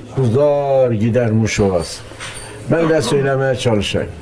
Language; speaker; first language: Turkish; native; Turkish